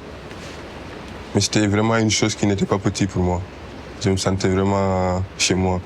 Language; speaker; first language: French; non-native, local second language; Wolof